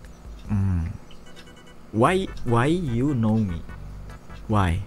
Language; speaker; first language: English; non-native, learner; Indonesian